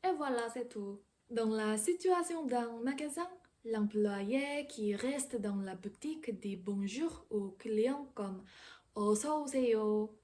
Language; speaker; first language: French; non-native, fluent; Korean